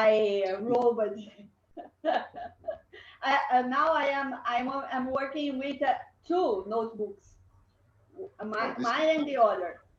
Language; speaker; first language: English; non-native, learner; Portuguese